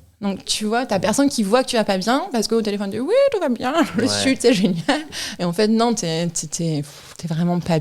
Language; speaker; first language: French; native; French